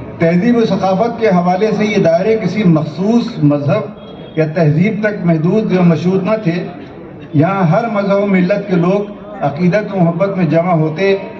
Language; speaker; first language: Urdu; native; Urdu